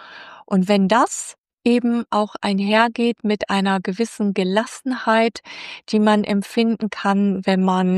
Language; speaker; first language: German; native; German